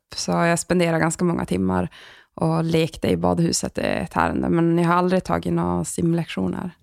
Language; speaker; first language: Swedish; native; Swedish